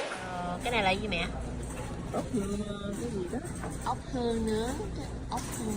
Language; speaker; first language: Vietnamese; early bilingual, heritage; English